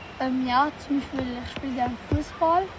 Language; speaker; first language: German; early bilingual, other home language; Kurdish